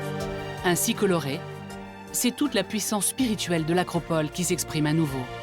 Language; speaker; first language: French; native; French